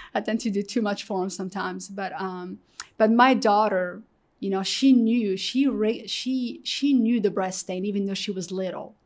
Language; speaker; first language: English; early bilingual, other home language; Arabic